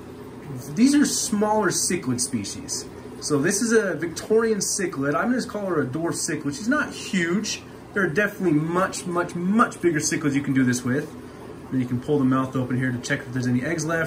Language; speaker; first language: English; native; English